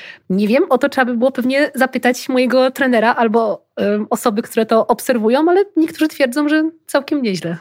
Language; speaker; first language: Polish; early bilingual, heritage; Polish